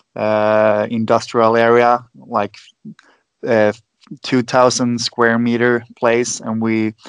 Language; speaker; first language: English; non-native, fluent; Swedish